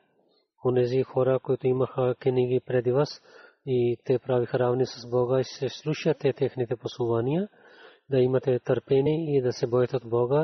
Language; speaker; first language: Bulgarian; non-native, learner; Urdu